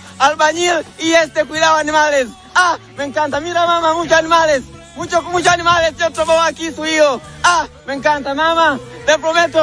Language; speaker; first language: Spanish; non-native, learner; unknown